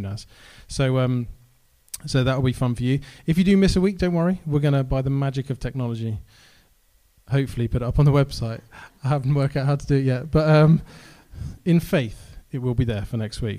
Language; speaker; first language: English; native; English